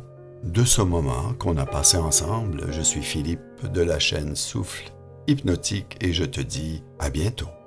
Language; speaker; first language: French; native; French